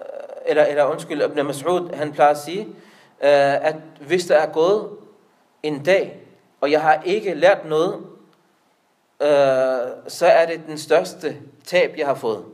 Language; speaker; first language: Danish; non-native, local second language; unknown